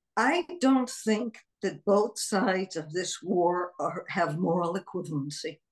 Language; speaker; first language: English; early bilingual, other home language; Hebrew